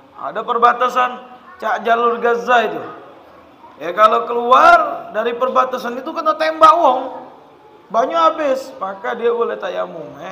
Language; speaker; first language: Malay; native; Malay